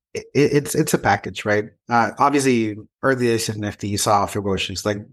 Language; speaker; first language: English; non-native, fluent; Spanish